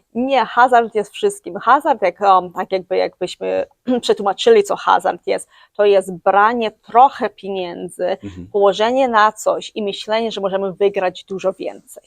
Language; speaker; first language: Polish; early bilingual, heritage; English